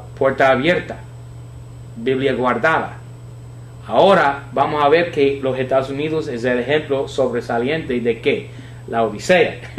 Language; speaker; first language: Spanish; non-native, fluent; English